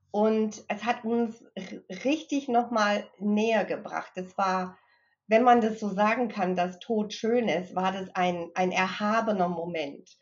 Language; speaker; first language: German; early bilingual, other home language; English